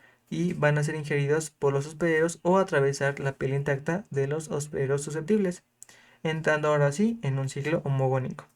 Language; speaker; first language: Spanish; native; Spanish